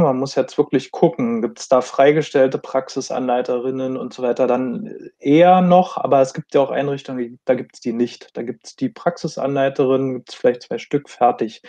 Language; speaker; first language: German; native; German